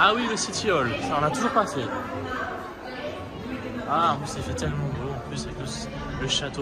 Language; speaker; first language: French; native; French